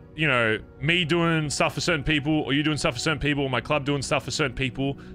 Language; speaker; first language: English; native; English